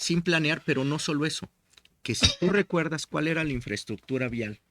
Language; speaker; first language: Spanish; native; Spanish